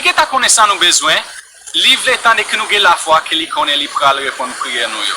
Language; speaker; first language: Haitian Creole; non-native, fluent; English